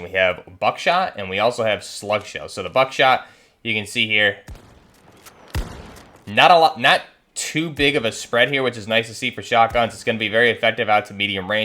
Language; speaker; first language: English; native; English